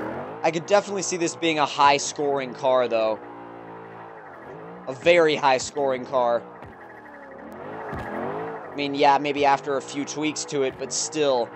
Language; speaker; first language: English; native; English